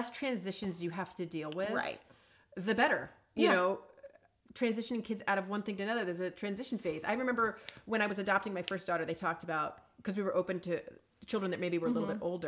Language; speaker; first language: English; native; English